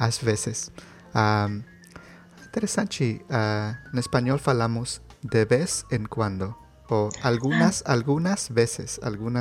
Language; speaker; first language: Portuguese; non-native, learner; Spanish